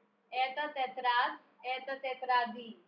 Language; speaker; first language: Russian; non-native, learner; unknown